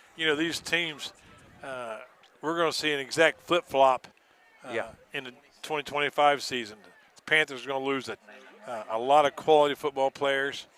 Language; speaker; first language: English; native; English